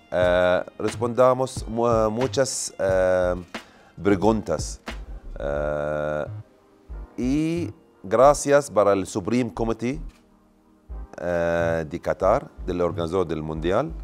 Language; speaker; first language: Spanish; non-native, learner; Arabic